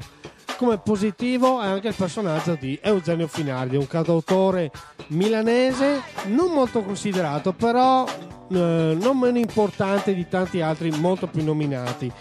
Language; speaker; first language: Italian; native; Italian